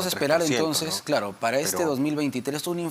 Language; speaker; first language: Spanish; native; Spanish